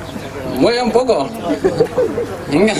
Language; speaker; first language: Spanish; non-native, learner; Arabic